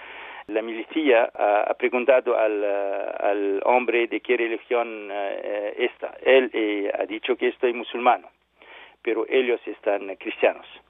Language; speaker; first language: Spanish; non-native, learner; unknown